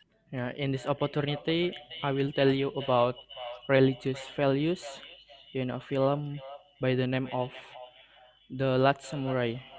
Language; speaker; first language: English; non-native, learner; Indonesian